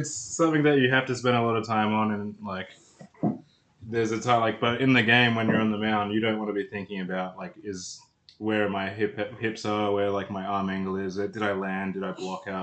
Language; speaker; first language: English; native; English